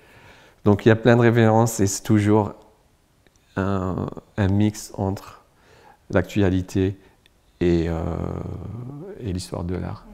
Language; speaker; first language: French; non-native, local second language; Arabic